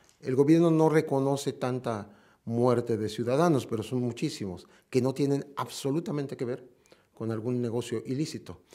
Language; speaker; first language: Spanish; native; Spanish